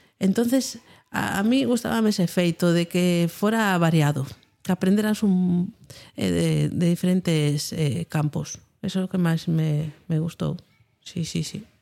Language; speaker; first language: Galician; non-native, local second language; Spanish